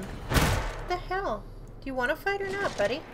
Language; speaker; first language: English; native; English